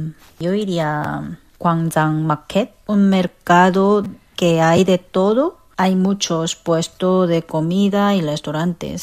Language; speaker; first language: Spanish; non-native, fluent; Korean